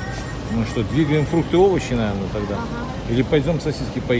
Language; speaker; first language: Russian; native; Russian